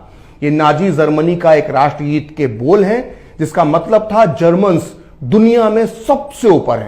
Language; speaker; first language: Hindi; native; Hindi